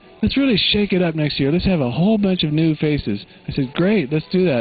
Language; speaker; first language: English; native; English